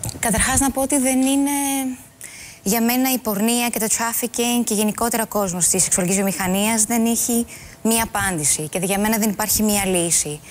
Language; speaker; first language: Greek; early bilingual, heritage; Greek